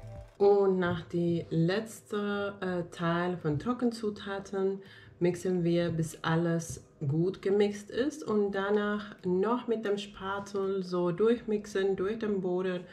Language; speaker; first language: German; non-native, fluent; Finnish